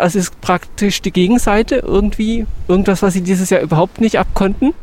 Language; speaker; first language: German; native; German